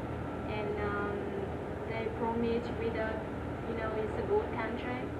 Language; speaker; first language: English; non-native, learner; Vietnamese